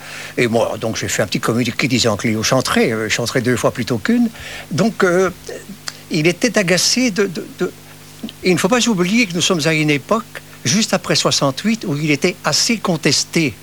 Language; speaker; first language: French; native; French